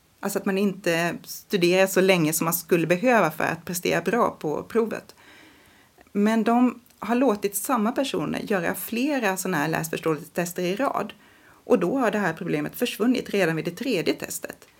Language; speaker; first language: Swedish; native; Swedish